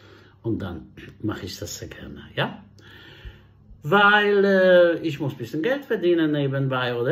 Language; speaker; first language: German; non-native, fluent; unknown